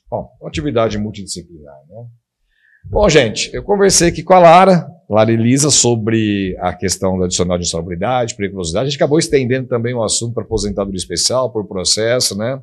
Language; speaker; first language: Portuguese; native; Portuguese